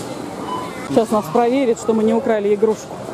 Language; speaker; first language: Russian; native; Russian